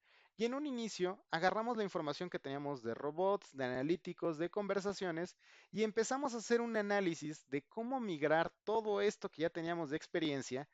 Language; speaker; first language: Spanish; native; Spanish